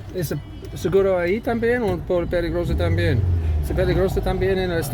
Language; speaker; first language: Spanish; non-native, learner; English